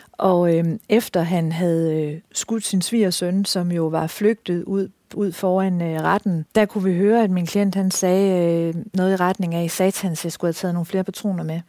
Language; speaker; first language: Danish; native; Danish